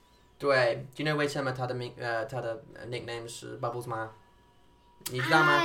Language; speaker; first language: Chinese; non-native, learner; English